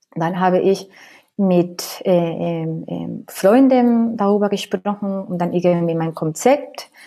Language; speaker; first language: German; non-native, fluent; Spanish